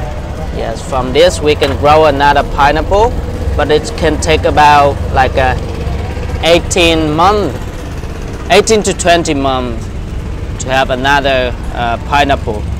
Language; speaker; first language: English; non-native, fluent; Vietnamese